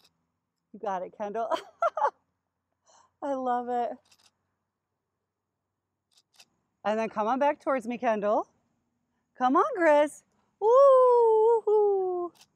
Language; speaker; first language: English; native; English